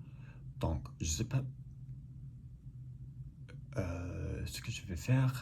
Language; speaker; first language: French; non-native, learner; English